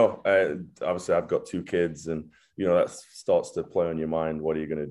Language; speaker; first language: English; native; English